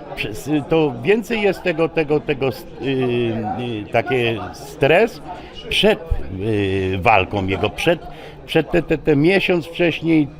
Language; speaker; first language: Polish; native; Polish